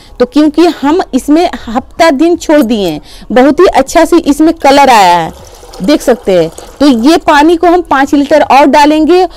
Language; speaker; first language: Hindi; native; Hindi